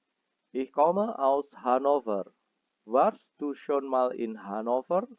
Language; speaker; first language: German; non-native, fluent; Indonesian